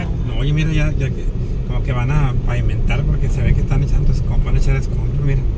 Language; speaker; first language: Spanish; native; Spanish